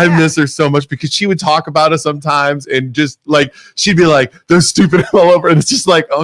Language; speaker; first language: English; native; English